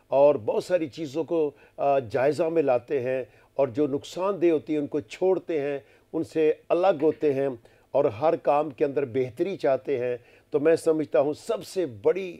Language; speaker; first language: Urdu; non-native, local second language; Punjabi